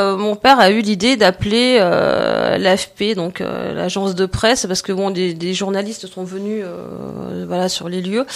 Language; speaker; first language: French; native; French